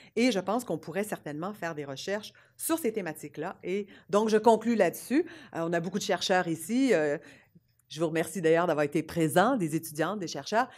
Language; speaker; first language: French; native; French